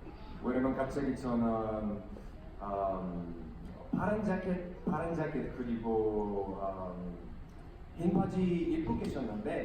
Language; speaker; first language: Korean; non-native, learner; Bulgarian